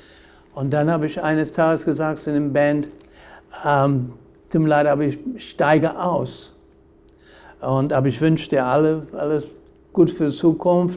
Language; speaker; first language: German; non-native, fluent; English